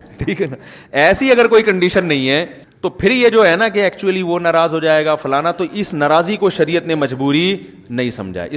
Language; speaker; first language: Urdu; native; Urdu